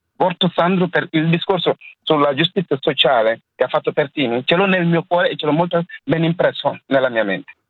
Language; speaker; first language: Italian; non-native, fluent; Wolof